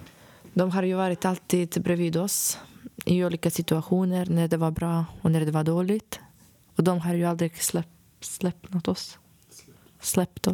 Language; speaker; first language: Swedish; non-native, fluent; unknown